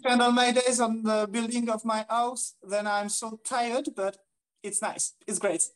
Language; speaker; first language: English; non-native, fluent; French